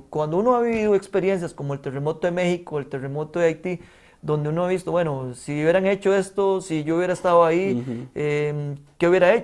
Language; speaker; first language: Spanish; native; Spanish